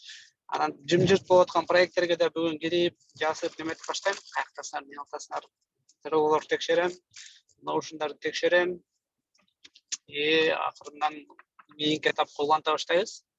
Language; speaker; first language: Kyrgyz; native; Kyrgyz